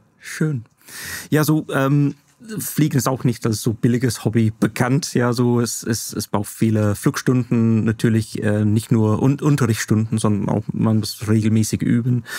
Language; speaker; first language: German; non-native, fluent; English